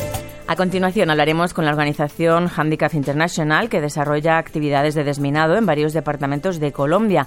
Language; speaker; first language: Spanish; native; Spanish